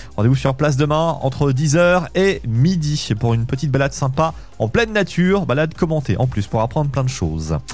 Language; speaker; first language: French; native; French